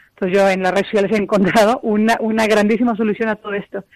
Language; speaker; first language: Spanish; native; Spanish